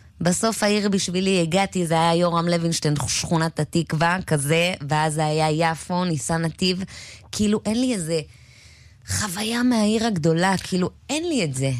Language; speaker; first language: Hebrew; native; Hebrew